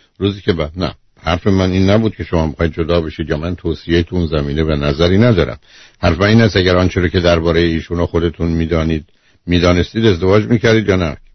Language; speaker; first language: Persian; native; Persian